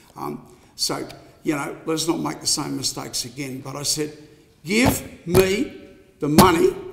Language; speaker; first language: English; native; English